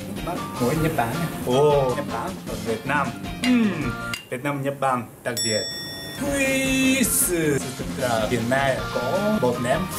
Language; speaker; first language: Vietnamese; non-native, learner; Japanese